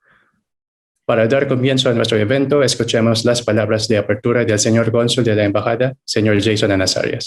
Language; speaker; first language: Spanish; non-native, fluent; Filipino